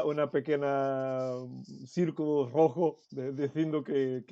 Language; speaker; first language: Spanish; non-native, fluent; Portuguese